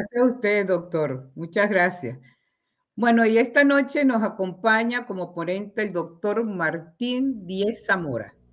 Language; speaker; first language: Spanish; native; Spanish